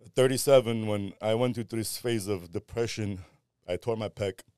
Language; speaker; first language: English; early bilingual, other home language; Armenian